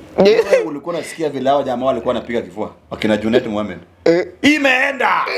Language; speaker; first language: Swahili; non-native, local second language; Luo (Kenya and Tanzania)